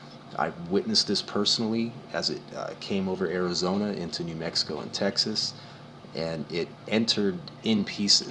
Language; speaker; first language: English; native; English